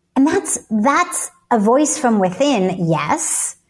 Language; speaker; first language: English; native; English